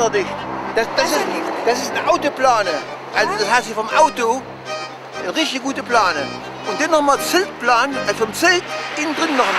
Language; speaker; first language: German; native; German